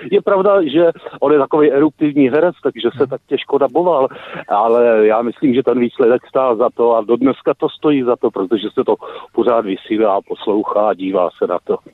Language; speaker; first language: Czech; native; Czech